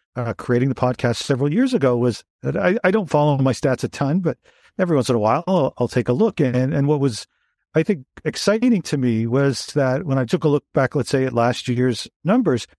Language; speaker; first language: English; native; English